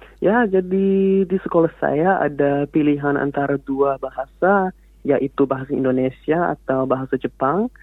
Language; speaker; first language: Indonesian; non-native, fluent; English